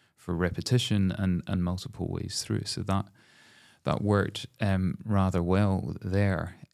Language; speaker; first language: English; native; English